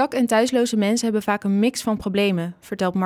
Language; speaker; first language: Dutch; native; Dutch